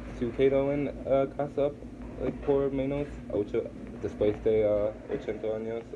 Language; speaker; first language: Spanish; non-native, learner; English